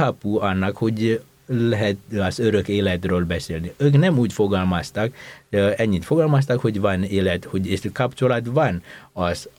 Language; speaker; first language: Hungarian; non-native, fluent; Indonesian